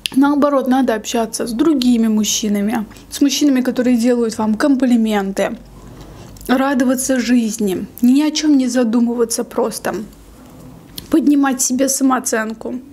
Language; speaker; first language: Russian; native; Russian